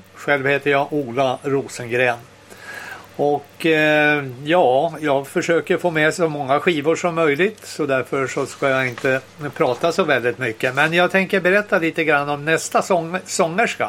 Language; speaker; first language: Swedish; native; Swedish